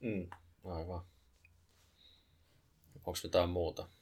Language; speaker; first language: Finnish; native; Finnish